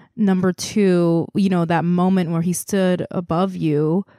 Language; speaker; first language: English; non-native, fluent; Korean